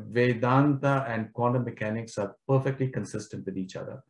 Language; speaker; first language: English; non-native, local second language; Kashmiri